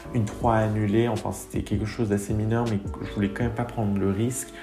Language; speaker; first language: French; native; French